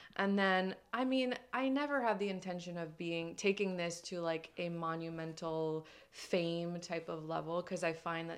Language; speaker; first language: English; non-native, fluent; French